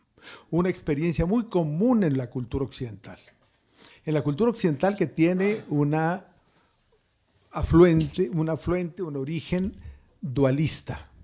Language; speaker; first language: Spanish; native; Spanish